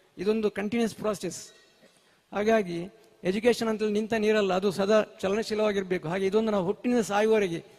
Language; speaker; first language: Kannada; native; Kannada